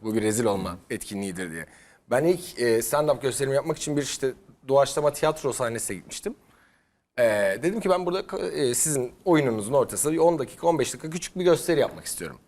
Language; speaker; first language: Turkish; native; Turkish